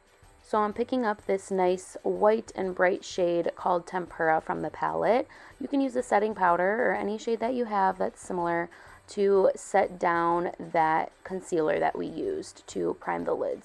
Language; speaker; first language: English; native; English